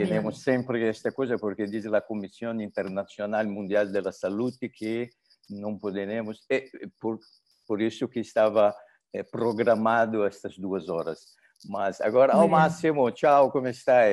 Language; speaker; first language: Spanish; non-native, learner; Portuguese